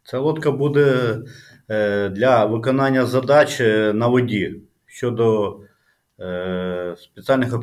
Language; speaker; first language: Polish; non-native, learner; Ukrainian